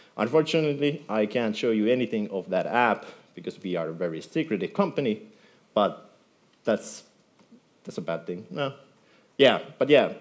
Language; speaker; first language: English; non-native, fluent; Finnish